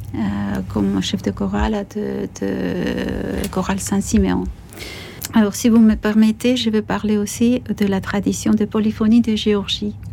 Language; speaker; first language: French; non-native, fluent; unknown